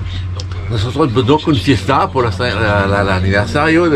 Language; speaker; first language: Spanish; non-native, learner; French